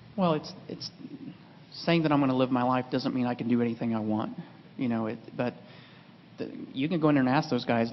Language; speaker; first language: English; native; English